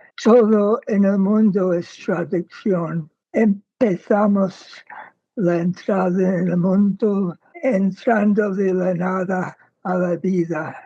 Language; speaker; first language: Spanish; non-native, fluent; English